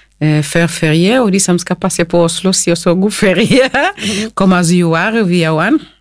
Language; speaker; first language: Norwegian; non-native, fluent; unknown